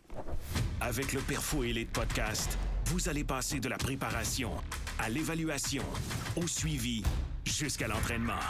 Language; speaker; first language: French; native; French